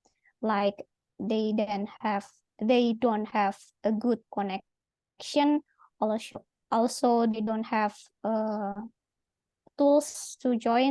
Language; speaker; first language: English; non-native, learner; Indonesian